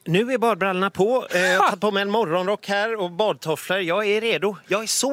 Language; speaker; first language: Swedish; native; Swedish